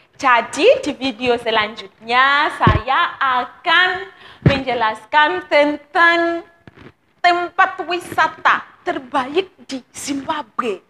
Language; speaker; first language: Indonesian; non-native, fluent; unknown